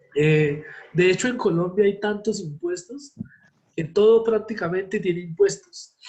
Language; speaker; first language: Spanish; native; Spanish